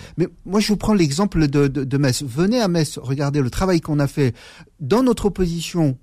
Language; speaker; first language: French; early bilingual, other home language; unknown